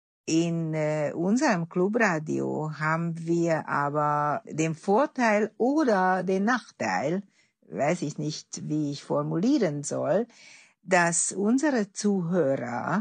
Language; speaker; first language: German; non-native, fluent; Hungarian